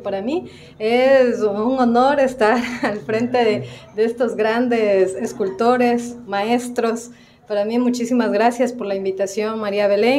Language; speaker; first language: Spanish; native; Spanish